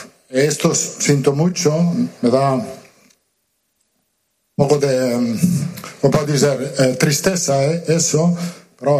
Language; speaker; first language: Portuguese; non-native, learner; Spanish